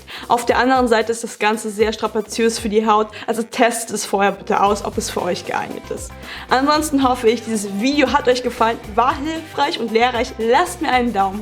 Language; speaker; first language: German; native; German